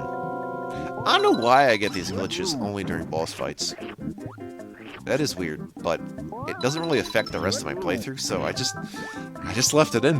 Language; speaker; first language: English; native; English